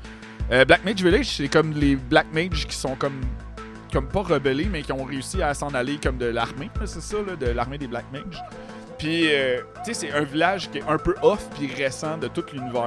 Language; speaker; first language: French; native; French